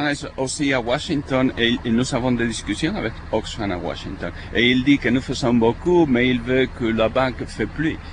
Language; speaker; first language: French; non-native, fluent; Spanish